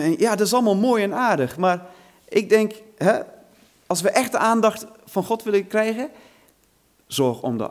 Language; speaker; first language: Dutch; non-native, fluent; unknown